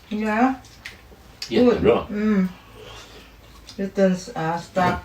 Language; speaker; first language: Swedish; non-native, learner; Thai